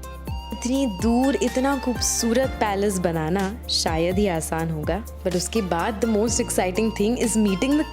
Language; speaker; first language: Hindi; native; Hindi